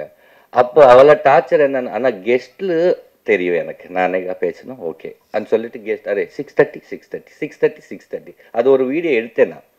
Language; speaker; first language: Tamil; non-native, local second language; Telugu